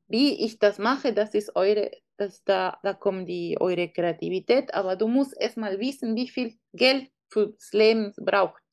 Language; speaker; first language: German; non-native, fluent; Spanish